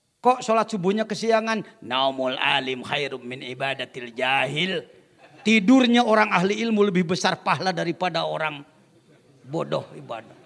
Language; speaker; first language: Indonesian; non-native, local second language; Sundanese